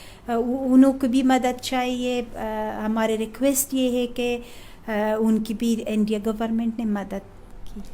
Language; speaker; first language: Hindi; non-native, fluent; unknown